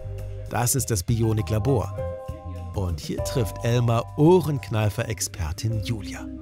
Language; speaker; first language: German; native; German